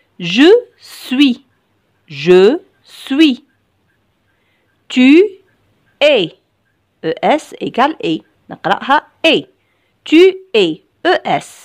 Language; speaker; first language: French; non-native, local second language; Arabic